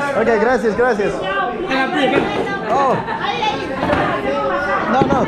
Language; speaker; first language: Spanish; non-native, learner; English